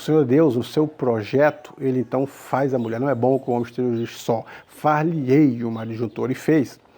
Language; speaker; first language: Portuguese; native; Portuguese